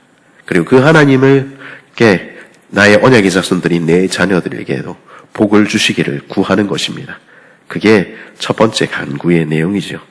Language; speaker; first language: Korean; native; Korean